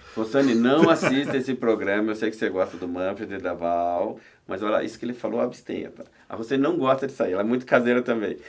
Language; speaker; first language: Portuguese; native; Portuguese